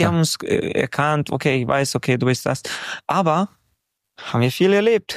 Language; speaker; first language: German; non-native, fluent; Hungarian